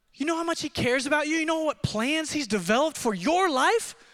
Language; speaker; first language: English; native; English